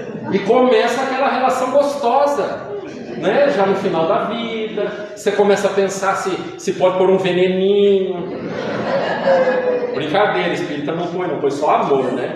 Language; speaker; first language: Portuguese; native; Portuguese